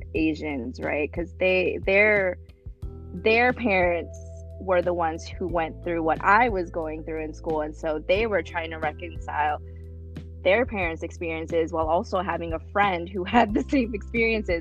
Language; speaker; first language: English; early bilingual, other home language; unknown